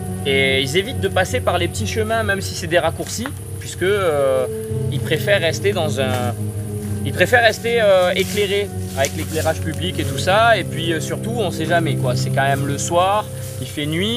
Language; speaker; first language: French; native; French